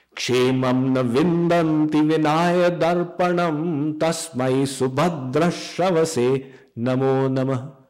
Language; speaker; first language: English; non-native, local second language; Hindi